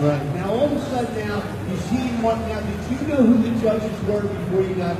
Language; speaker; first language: English; native; English